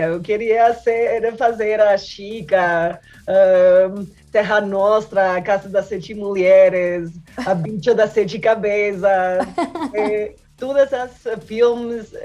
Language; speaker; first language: Portuguese; non-native, learner; Spanish